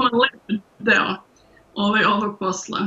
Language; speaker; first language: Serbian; early bilingual, heritage; Serbian